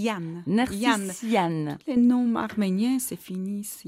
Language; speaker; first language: French; non-native, fluent; Armenian